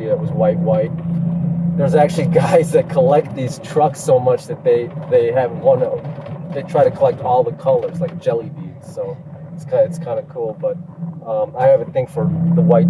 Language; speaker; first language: English; native; English